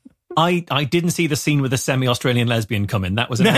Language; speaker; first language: English; native; English